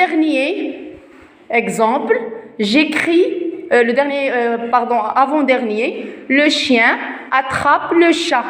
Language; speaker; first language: French; non-native, local second language; Arabic